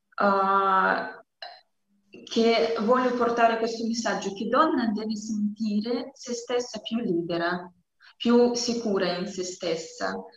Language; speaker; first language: Italian; non-native, learner; Russian